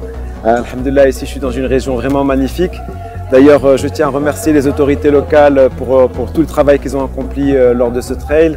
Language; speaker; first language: French; non-native, local second language; Arabic